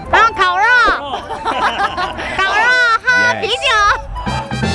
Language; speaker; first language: Chinese; non-native, fluent; Japanese